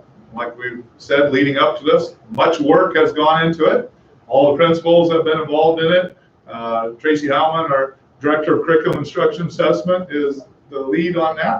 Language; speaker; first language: English; native; English